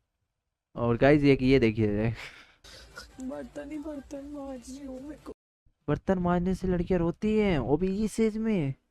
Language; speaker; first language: Hindi; native; Hindi